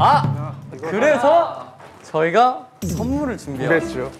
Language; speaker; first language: Korean; native; Korean